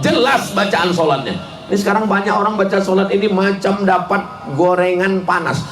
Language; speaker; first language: Indonesian; native; Indonesian